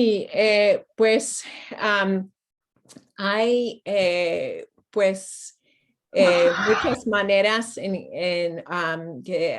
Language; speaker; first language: Spanish; non-native, fluent; English